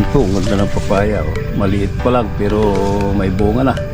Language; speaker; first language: Filipino; non-native, local second language; Pangasinan